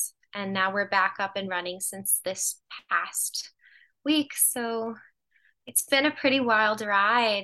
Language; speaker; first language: English; native; English